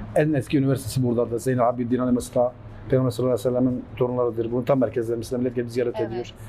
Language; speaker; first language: Turkish; native; Turkish